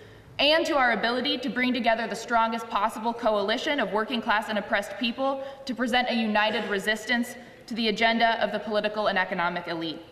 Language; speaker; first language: English; native; English